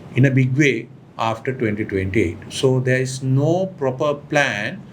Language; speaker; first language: English; non-native, local second language; Sinhala